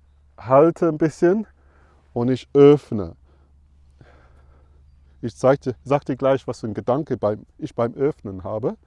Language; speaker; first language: German; non-native, fluent; English